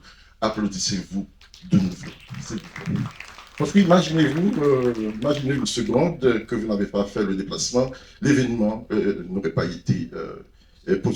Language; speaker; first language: French; non-native, local second language; Haitian Creole